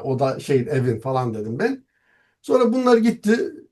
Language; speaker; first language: Turkish; non-native, local second language; Zaza